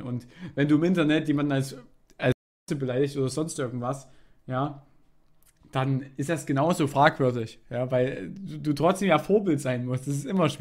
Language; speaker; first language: German; native; German